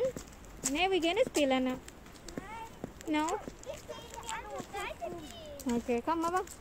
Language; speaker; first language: German; non-native, learner; Indonesian